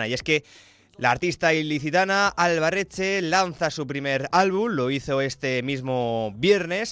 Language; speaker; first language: Spanish; native; Spanish